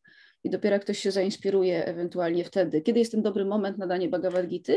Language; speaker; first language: Polish; native; Polish